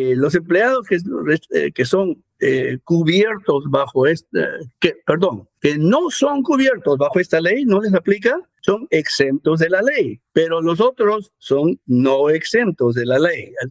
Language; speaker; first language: Spanish; native; Spanish